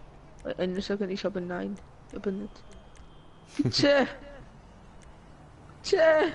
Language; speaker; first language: German; non-native, learner; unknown